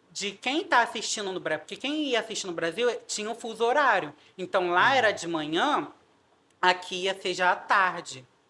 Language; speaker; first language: Portuguese; native; Portuguese